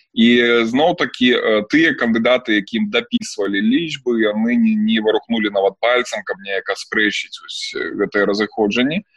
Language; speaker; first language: Belarusian; non-native, local second language; Russian